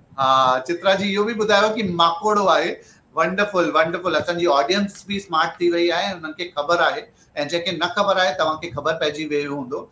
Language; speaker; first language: Sindhi; early bilingual, heritage; Sindhi